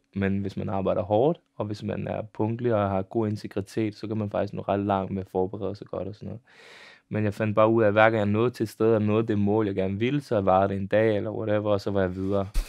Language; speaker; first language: Danish; early bilingual, other home language; Serbian